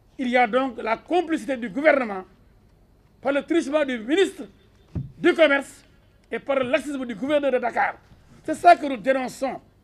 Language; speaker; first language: French; non-native, local second language; Wolof